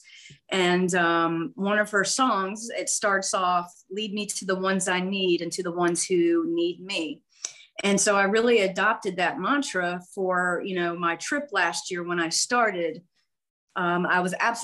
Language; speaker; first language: English; native; English